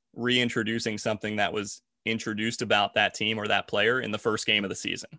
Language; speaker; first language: English; native; English